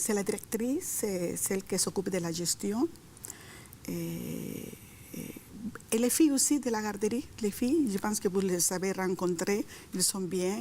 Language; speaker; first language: French; non-native, fluent; Spanish